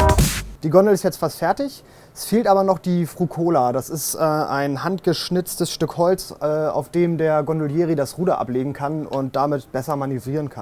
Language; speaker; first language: German; native; German